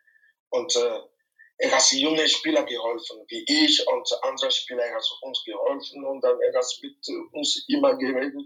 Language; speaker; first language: German; non-native, fluent; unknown